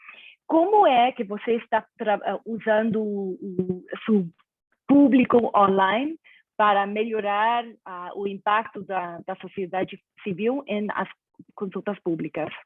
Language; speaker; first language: Portuguese; non-native, fluent; Spanish